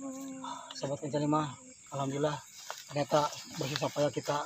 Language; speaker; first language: Indonesian; native; Indonesian